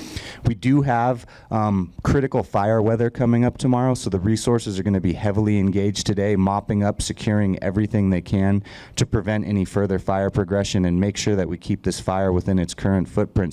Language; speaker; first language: English; native; English